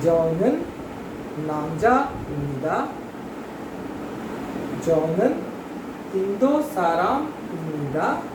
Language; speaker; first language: Korean; non-native, fluent; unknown